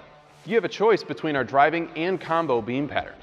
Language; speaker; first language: English; native; English